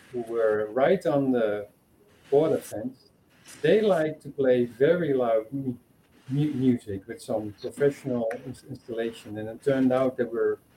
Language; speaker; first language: English; non-native, fluent; Dutch